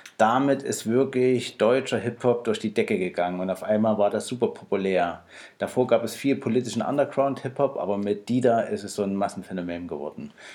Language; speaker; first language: German; native; German